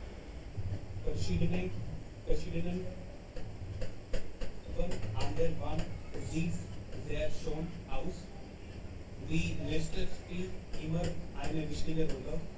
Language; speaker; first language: German; non-native, learner; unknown